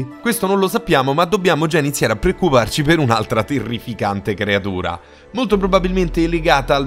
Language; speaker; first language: Italian; native; Italian